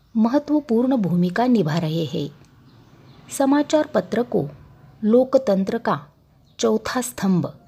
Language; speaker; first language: Hindi; non-native, local second language; Marathi